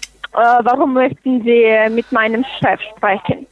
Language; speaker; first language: German; non-native, fluent; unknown